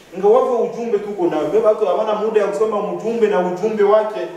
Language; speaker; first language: Swahili; non-native, local second language; Nande